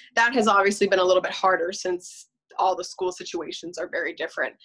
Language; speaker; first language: English; native; English